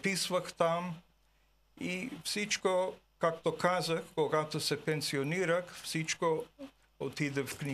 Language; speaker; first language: Bulgarian; early bilingual, heritage; Bulgarian